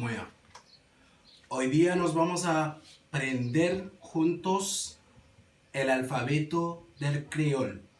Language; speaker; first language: Spanish; non-native, learner; Haitian Creole